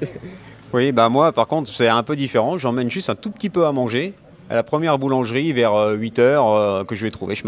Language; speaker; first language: French; native; French